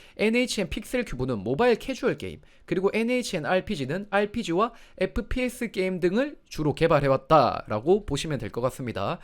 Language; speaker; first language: Korean; native; Korean